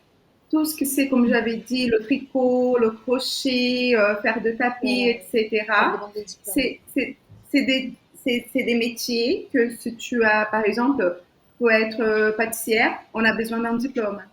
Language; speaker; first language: French; non-native, fluent; Portuguese